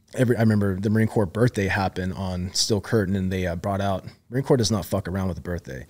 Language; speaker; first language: English; native; English